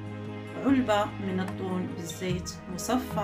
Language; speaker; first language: Arabic; native; Arabic